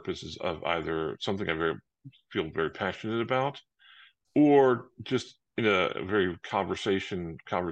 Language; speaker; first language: English; native; English